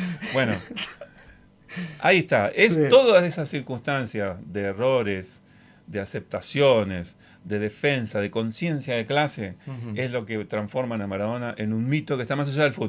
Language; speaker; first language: Spanish; native; Spanish